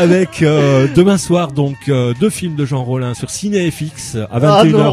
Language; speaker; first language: French; native; French